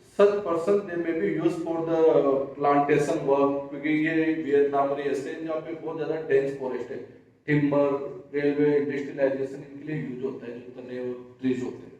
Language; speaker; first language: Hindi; native; Hindi